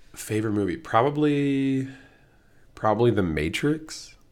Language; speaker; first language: English; native; English